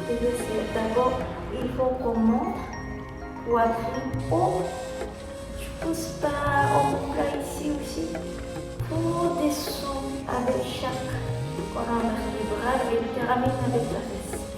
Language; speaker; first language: French; non-native, learner; Japanese